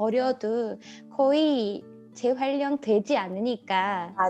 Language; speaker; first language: Korean; non-native, fluent; English